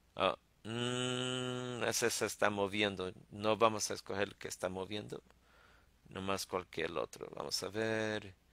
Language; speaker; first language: Spanish; early bilingual, heritage; Spanish